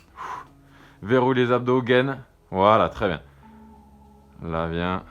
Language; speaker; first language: French; native; French